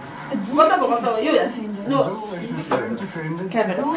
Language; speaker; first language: Dutch; non-native, learner; Mongolian